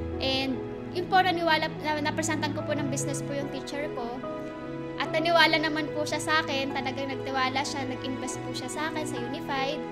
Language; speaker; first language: Filipino; native; Filipino